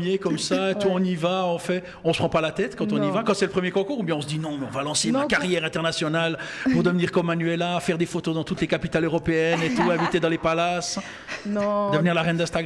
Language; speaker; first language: French; native; French